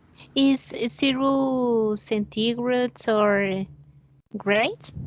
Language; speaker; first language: English; non-native, learner; Spanish